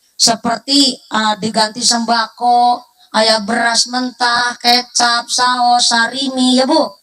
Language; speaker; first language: Indonesian; non-native, local second language; Javanese